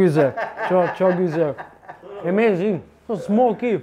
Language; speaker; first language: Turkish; non-native, learner; Italian